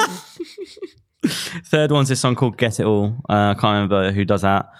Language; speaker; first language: English; native; English